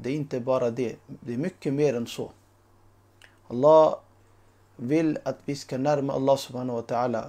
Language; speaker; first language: Swedish; early bilingual, other home language; Urdu